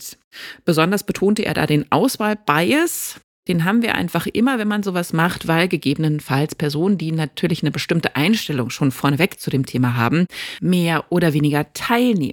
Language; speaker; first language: German; native; German